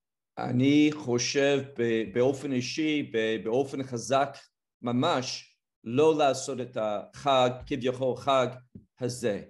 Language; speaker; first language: Hebrew; non-native, fluent; English